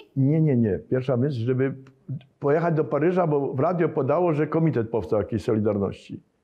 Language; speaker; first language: Polish; native; Polish